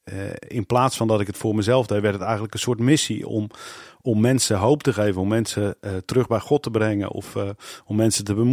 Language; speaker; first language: Dutch; native; Dutch